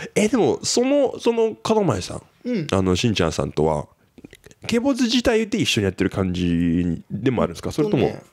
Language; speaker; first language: Japanese; native; Japanese